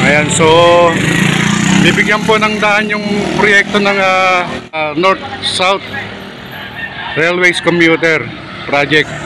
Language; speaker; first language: Filipino; native; Filipino